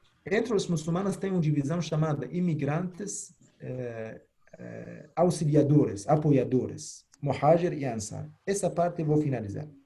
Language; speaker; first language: Portuguese; non-native, fluent; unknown